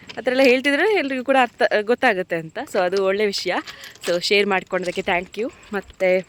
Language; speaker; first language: Kannada; non-native, local second language; Tulu